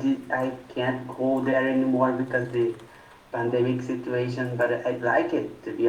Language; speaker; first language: English; non-native, fluent; Portuguese